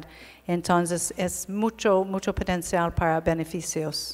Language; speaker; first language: Spanish; non-native, learner; English